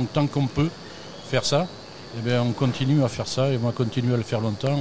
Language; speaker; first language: French; native; French